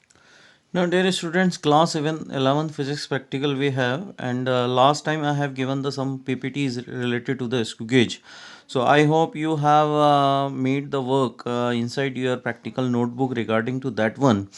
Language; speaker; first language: English; non-native, local second language; Hindi